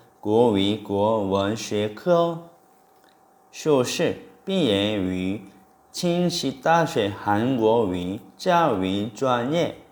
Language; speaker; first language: Chinese; non-native, fluent; Korean